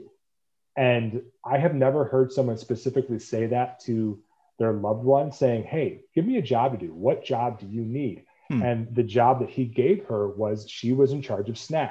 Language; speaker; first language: English; native; English